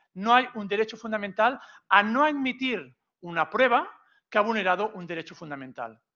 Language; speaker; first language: Spanish; non-native, local second language; Catalan